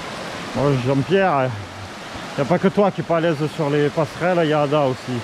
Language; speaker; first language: French; native; French